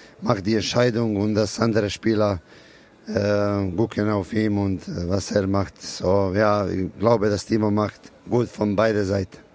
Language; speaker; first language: German; non-native, learner; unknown